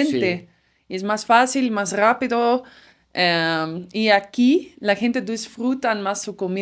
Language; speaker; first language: Spanish; non-native, fluent; Dutch